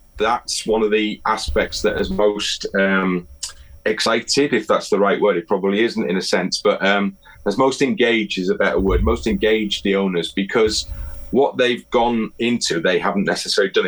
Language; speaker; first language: English; native; English